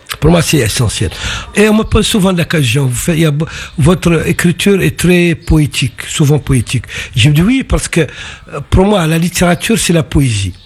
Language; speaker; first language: French; non-native, local second language; Arabic